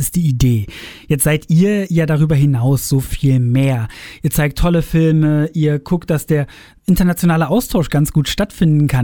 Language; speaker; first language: German; native; German